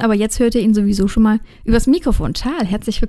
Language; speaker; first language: German; native; German